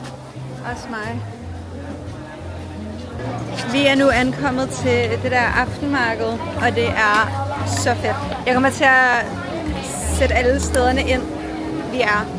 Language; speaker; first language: Danish; native; Danish